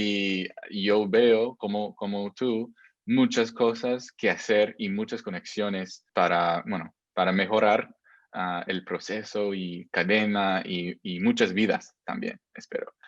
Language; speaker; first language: Spanish; non-native, fluent; English